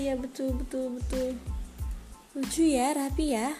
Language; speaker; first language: Indonesian; native; Indonesian